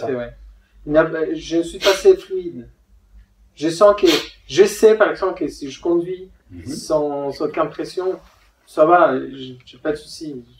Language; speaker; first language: French; non-native, fluent; Spanish